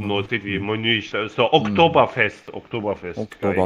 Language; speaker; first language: Japanese; non-native, learner; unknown